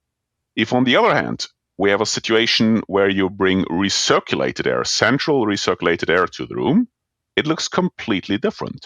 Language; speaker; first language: English; non-native, fluent; German